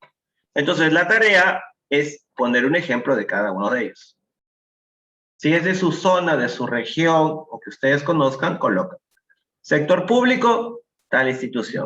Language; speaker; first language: Spanish; native; Spanish